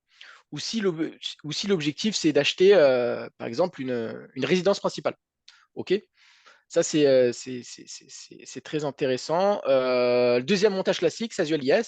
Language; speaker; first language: French; native; French